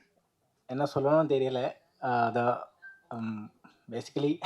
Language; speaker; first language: Tamil; non-native, learner; Malayalam